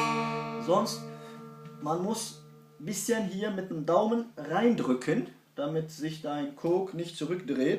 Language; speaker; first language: German; non-native, fluent; Kurdish